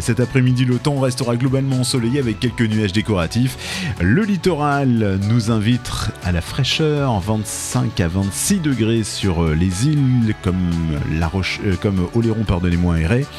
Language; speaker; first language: French; native; French